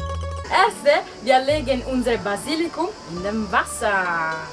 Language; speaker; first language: German; non-native, learner; Italian